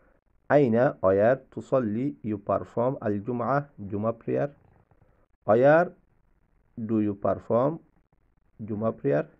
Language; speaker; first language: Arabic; non-native, fluent; Bangla